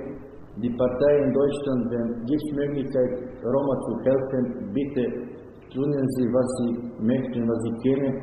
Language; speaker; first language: German; non-native, learner; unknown